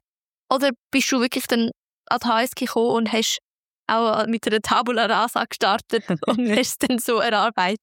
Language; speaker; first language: German; native; German